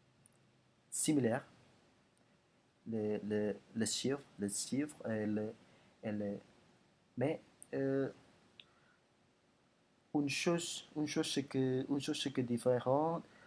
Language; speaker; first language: French; non-native, learner; Indonesian